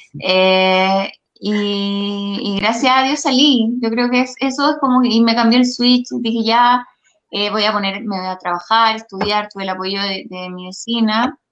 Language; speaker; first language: Spanish; native; Spanish